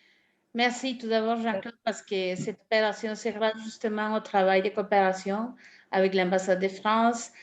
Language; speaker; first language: French; non-native, fluent; Spanish